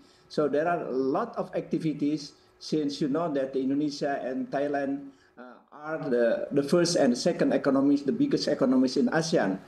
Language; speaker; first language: English; non-native, fluent; Indonesian